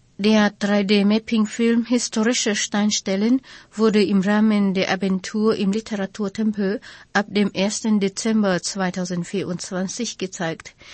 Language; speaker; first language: German; non-native, fluent; Vietnamese